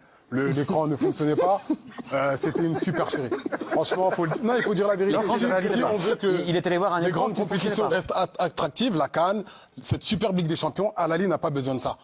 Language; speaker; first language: French; non-native, local second language; Arabic